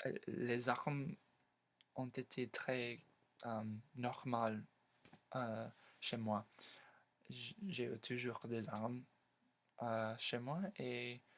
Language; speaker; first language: French; non-native, learner; English